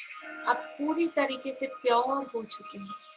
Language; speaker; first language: Hindi; native; Hindi